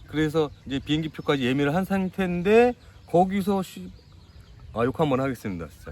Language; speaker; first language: Korean; native; Korean